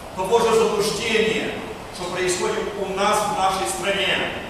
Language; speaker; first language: Russian; early bilingual, heritage; Russian